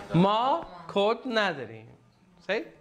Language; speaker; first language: Persian; non-native, fluent; Urdu